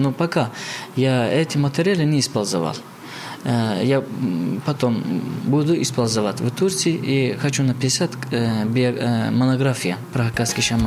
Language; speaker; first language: Russian; non-native, learner; Turkish